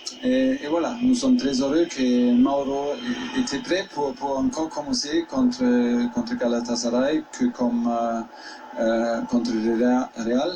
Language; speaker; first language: French; non-native, fluent; German